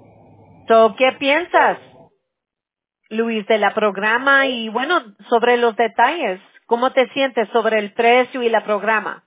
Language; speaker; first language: Spanish; early bilingual, heritage; Spanish